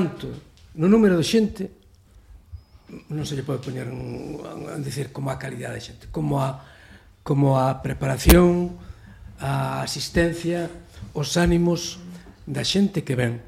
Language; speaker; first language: Galician; native; Galician